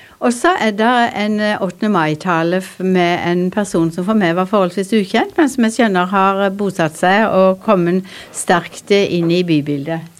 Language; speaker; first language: Norwegian; native; Norwegian